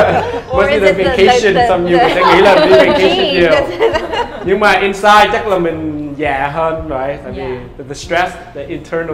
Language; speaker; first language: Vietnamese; early bilingual, heritage; Vietnamese